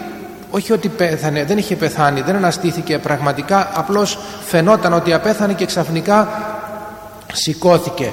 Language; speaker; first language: Greek; native; Greek